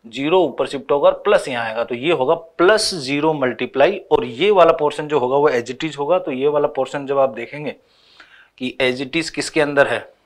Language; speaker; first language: Hindi; native; Hindi